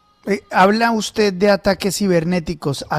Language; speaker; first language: Spanish; native; Spanish